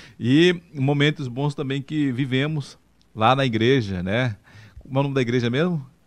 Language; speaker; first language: Portuguese; native; Portuguese